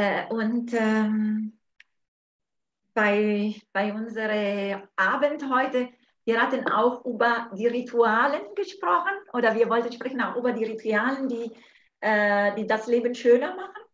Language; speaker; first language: German; non-native, fluent; Italian